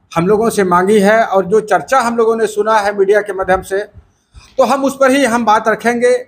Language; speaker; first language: Hindi; native; Hindi